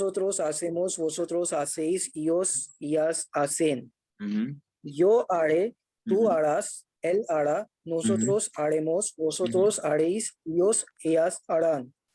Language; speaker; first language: Spanish; non-native, learner; Hindi